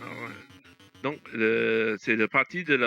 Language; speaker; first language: French; non-native, learner; English